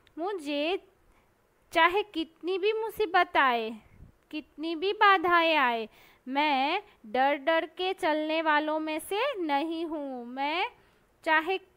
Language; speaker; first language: Hindi; non-native, local second language; Gujarati